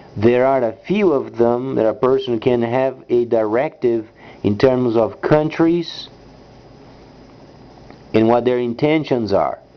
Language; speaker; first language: English; non-native, fluent; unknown